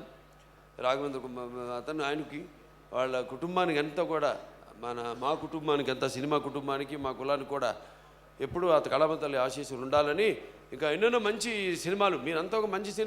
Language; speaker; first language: Telugu; native; Telugu